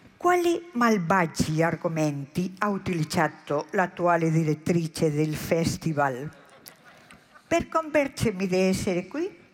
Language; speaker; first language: Italian; non-native, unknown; Spanish